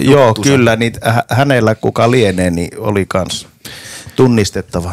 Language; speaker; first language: Finnish; native; Finnish